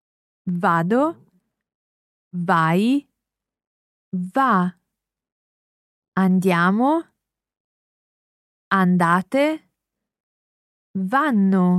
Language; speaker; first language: Italian; non-native, learner; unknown